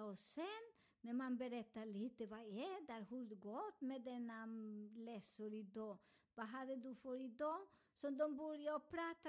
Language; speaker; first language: Swedish; non-native, fluent; Spanish